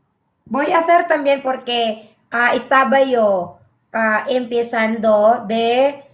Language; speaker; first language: Spanish; non-native, learner; Filipino